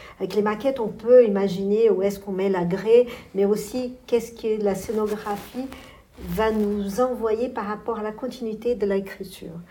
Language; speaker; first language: French; non-native, fluent; Portuguese